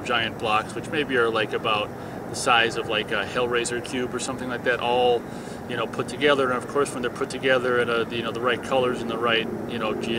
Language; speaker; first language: English; native; English